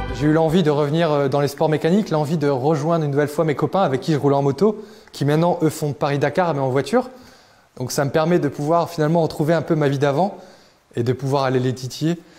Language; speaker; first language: French; native; French